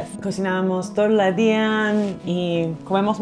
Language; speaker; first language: Spanish; non-native, learner; English